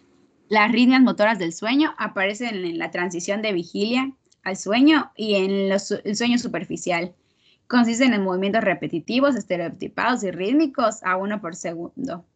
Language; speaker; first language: Spanish; native; Spanish